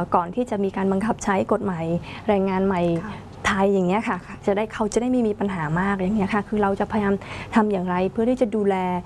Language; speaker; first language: Thai; non-native, fluent; Khmer